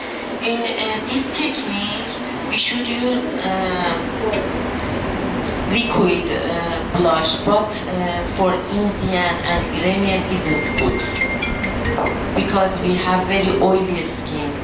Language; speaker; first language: English; non-native, learner; Persian